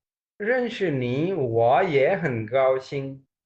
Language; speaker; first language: Chinese; non-native, fluent; Urdu